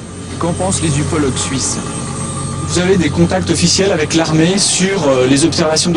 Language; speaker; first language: French; native; French